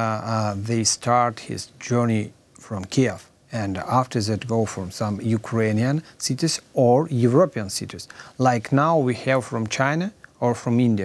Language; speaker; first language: English; non-native, learner; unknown